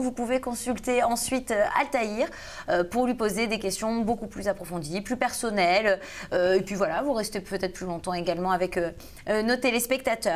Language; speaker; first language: French; native; French